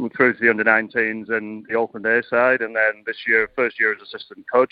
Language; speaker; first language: English; native; English